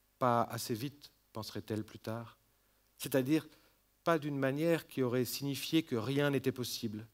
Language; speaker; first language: French; native; French